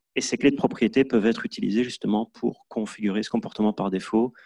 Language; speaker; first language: French; native; French